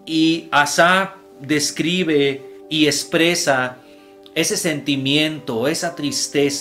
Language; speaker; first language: Spanish; native; Spanish